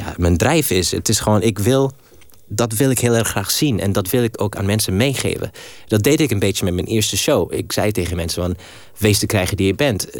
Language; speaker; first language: Dutch; early bilingual, heritage; Dutch